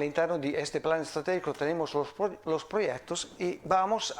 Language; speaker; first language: Spanish; non-native, fluent; Italian